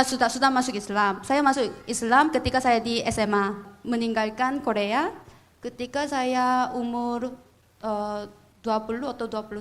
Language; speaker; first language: Indonesian; non-native, fluent; Korean